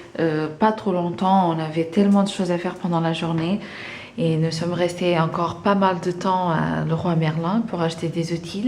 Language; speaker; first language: French; non-native, fluent; Portuguese